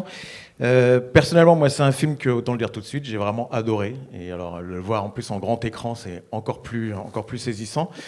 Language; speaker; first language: French; native; French